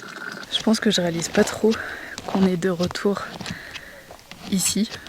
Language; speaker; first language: French; native; French